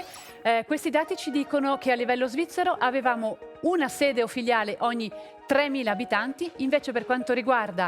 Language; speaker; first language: Italian; native; Italian